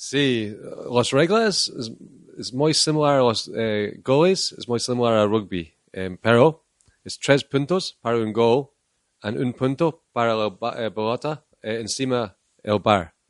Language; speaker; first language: Spanish; non-native, learner; English